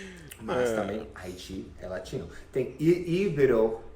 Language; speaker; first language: Portuguese; non-native, fluent; English